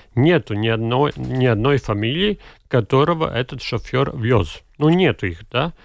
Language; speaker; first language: Russian; non-native, local second language; Latvian